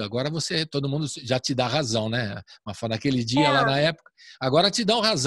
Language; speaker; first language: Portuguese; native; Portuguese